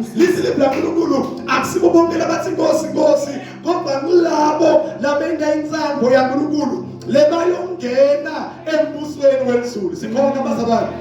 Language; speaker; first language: Zulu; non-native, local second language; Swati